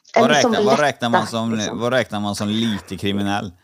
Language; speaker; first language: Swedish; native; Swedish